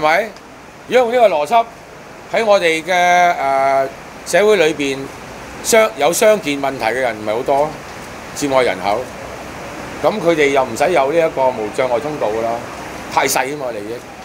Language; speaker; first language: Cantonese; native; Cantonese